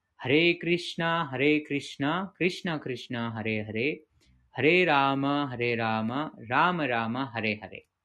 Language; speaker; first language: Japanese; non-native, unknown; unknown